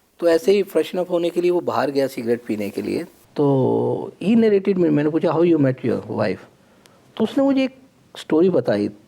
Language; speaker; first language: Hindi; native; Hindi